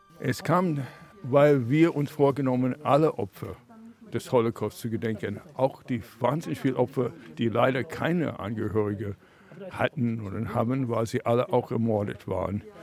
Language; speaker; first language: German; non-native, fluent; English